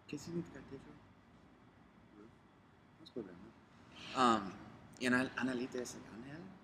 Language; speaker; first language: Spanish; non-native, learner; English